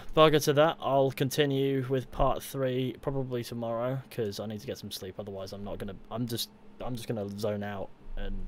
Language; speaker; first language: English; native; English